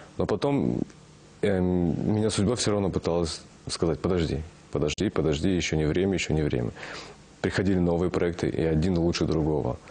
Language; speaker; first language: Russian; non-native, local second language; Kazakh